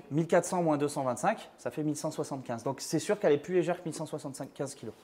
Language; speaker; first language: French; native; French